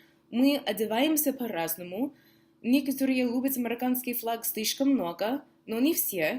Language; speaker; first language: Russian; non-native, fluent; English